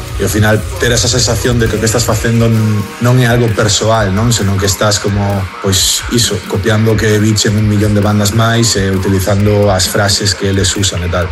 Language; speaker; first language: Galician; non-native, local second language; Spanish